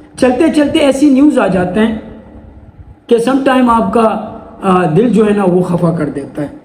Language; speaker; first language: Urdu; non-native, local second language; Pashto